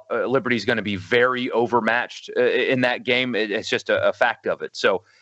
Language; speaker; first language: English; native; English